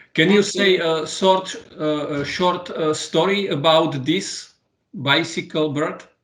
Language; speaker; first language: English; non-native, fluent; Slovak